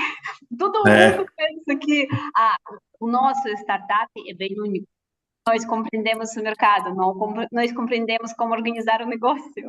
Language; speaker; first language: Portuguese; non-native, fluent; Russian